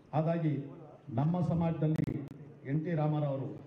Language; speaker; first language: Kannada; non-native, local second language; Telugu